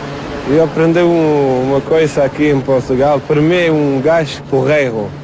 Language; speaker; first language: Portuguese; non-native, fluent; Swedish